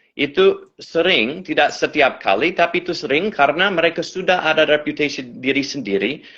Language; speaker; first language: Indonesian; non-native, learner; English